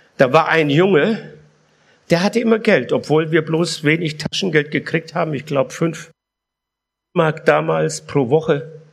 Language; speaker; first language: German; early bilingual, other home language; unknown